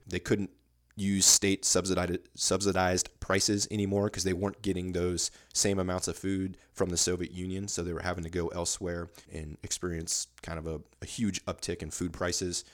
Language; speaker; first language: English; native; English